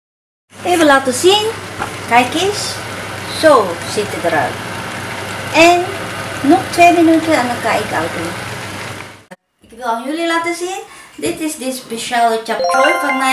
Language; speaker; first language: Dutch; non-native, fluent; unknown